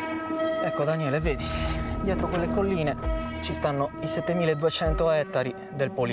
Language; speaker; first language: Italian; native; Italian